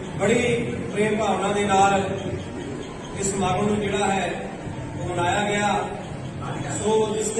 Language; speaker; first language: Hindi; non-native, local second language; Punjabi